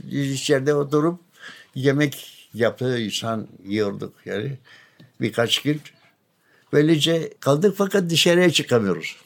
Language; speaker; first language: Turkish; non-native, local second language; Greek